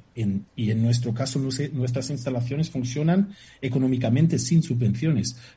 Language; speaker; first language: Spanish; non-native, fluent; German